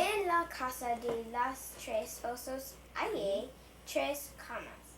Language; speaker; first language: Spanish; non-native, learner; English